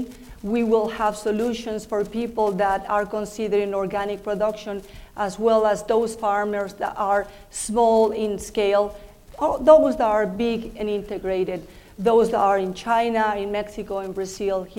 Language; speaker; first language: English; non-native, fluent; Spanish